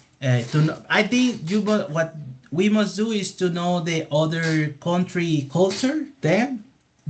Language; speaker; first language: English; non-native, fluent; Spanish